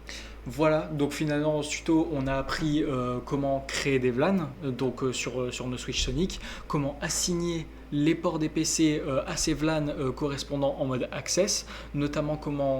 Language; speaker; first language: French; native; French